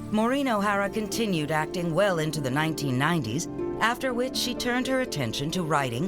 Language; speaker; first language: English; native; English